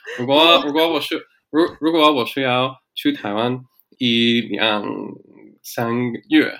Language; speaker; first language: Chinese; non-native, learner; English